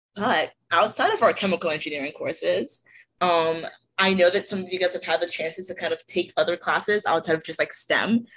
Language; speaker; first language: English; native; English